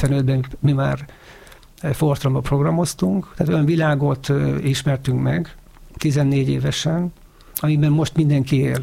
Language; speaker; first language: Hungarian; native; Hungarian